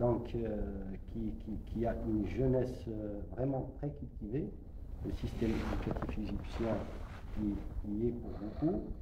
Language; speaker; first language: French; non-native, local second language; Kabyle